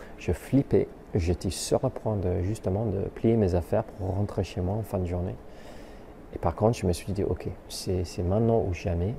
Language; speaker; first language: French; native; French